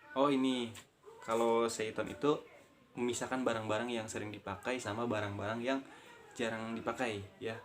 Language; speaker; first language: Indonesian; native; Indonesian